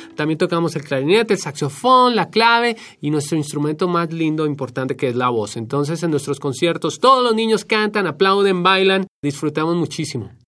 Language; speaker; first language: Spanish; native; Spanish